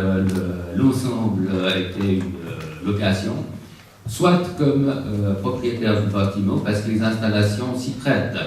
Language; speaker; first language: French; native; French